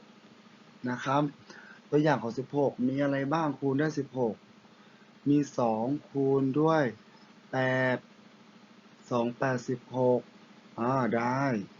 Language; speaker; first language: Thai; non-native, local second language; Pattani Malay